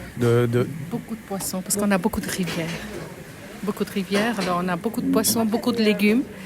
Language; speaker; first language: French; non-native, fluent; Bangla